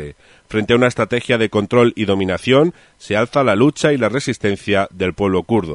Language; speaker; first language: Spanish; native; Spanish